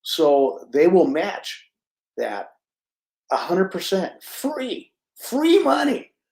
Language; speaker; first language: English; native; English